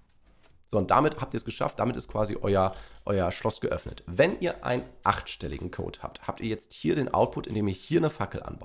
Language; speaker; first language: German; native; German